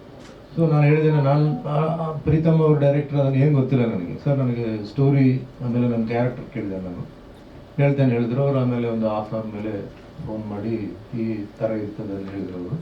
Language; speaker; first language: Kannada; non-native, local second language; Tulu